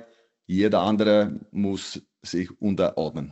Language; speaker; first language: German; non-native, fluent; Icelandic